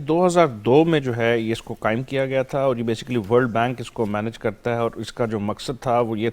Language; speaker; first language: Urdu; native; Urdu